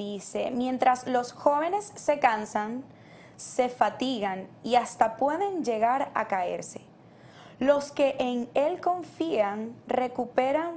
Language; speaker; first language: Spanish; native; Spanish